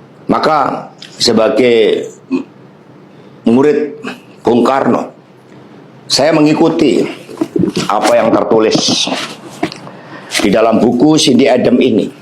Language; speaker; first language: Indonesian; native; Indonesian